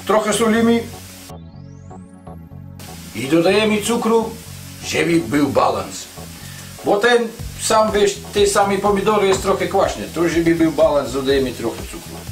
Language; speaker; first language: Polish; non-native, learner; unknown